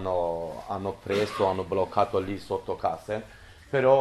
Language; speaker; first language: Italian; non-native, learner; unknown